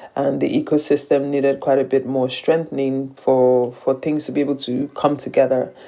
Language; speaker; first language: English; non-native, local second language; Yoruba